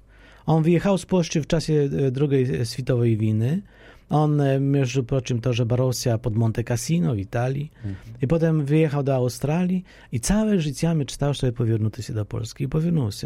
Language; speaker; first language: Polish; non-native, fluent; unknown